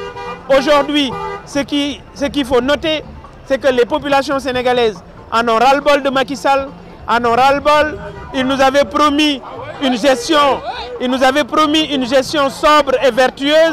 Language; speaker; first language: French; non-native, local second language; Wolof